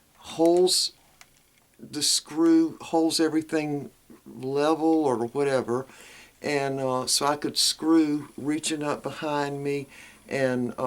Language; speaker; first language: English; native; English